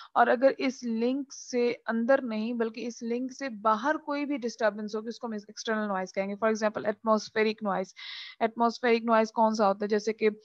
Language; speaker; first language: Urdu; non-native, local second language; Punjabi